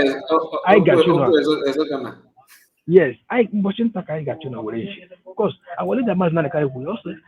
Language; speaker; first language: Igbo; native; Igbo